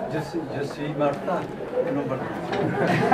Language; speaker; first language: French; non-native, fluent; Spanish